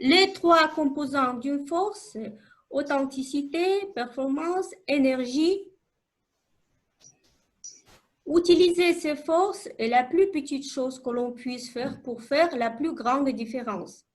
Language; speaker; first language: French; non-native, fluent; Russian